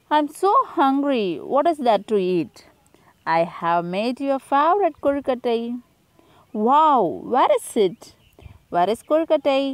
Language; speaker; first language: English; non-native, local second language; Tamil